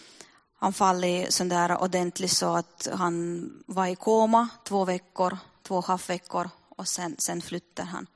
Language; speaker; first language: Swedish; non-native, fluent; Russian